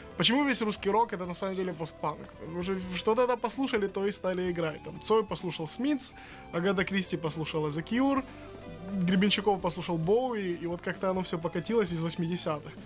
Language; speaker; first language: Russian; native; Russian